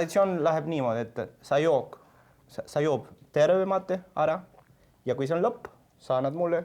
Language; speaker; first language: Estonian; non-native, learner; Spanish